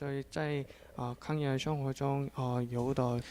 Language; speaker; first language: Chinese; non-native, learner; Korean